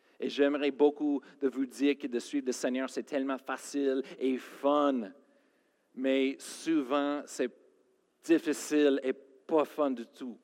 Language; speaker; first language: French; non-native, fluent; English